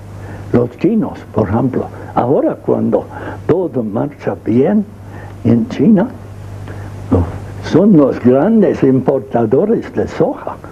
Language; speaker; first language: Spanish; non-native, fluent; English